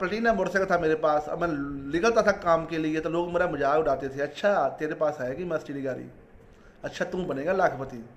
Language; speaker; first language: Hindi; non-native, local second language; Punjabi